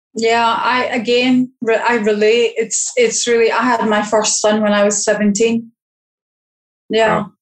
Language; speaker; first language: English; native; English